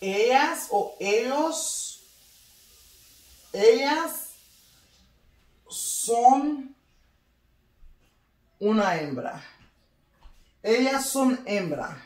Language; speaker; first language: Spanish; non-native, learner; Haitian Creole